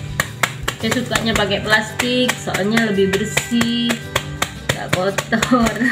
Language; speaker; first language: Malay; non-native, local second language; Madurese